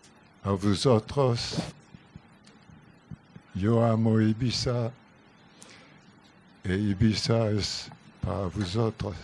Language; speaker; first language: Spanish; non-native, learner; French